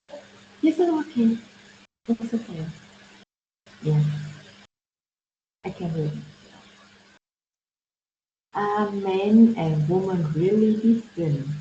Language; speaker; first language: English; non-native, learner; Vietnamese